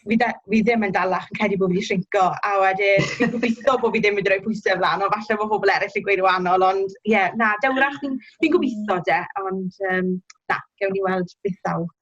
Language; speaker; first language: Welsh; native; Welsh